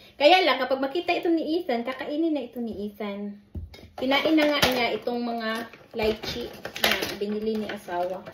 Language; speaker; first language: Filipino; non-native, local second language; Cebuano